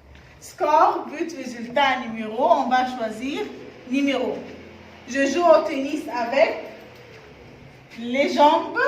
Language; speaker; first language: French; non-native, fluent; Arabic